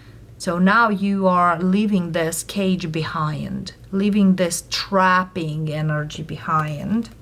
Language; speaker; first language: English; non-native, fluent; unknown